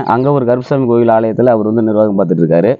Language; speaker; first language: Tamil; native; Tamil